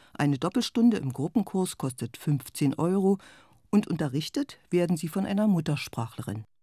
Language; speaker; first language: German; native; German